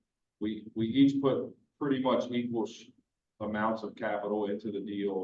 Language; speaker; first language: English; native; English